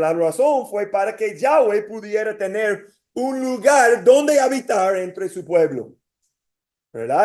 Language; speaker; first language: Spanish; non-native, fluent; English